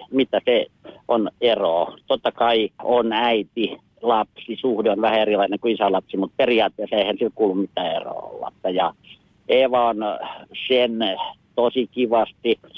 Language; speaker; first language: Finnish; native; Finnish